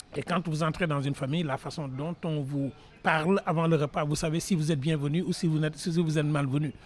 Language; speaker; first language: French; non-native, local second language; Wolof